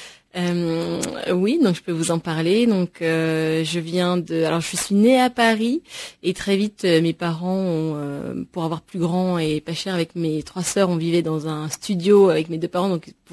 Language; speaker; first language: French; native; French